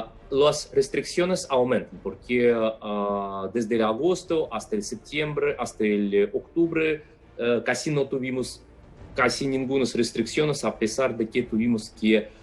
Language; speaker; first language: Spanish; non-native, fluent; Russian